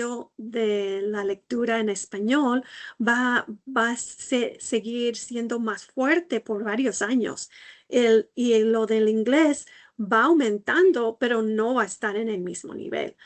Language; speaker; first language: Spanish; non-native, fluent; English